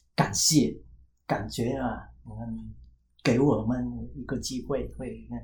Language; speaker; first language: Chinese; non-native, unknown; Vietnamese